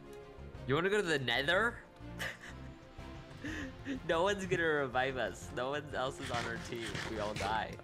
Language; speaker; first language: English; native; English